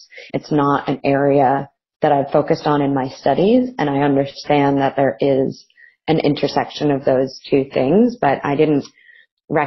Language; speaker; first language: English; native; English